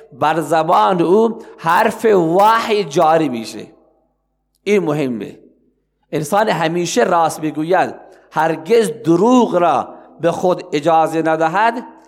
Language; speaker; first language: Persian; non-native, local second language; Baluchi